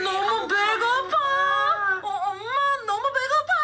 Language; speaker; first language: Korean; non-native, learner; Filipino